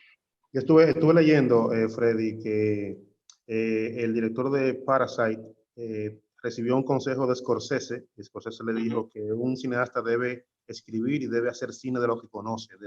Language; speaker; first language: Spanish; native; Spanish